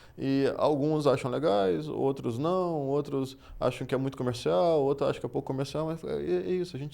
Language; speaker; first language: Portuguese; native; Portuguese